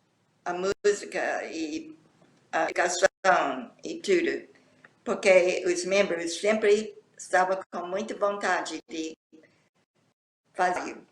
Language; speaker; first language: Portuguese; non-native, fluent; English